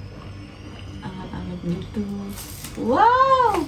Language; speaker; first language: Indonesian; native; Indonesian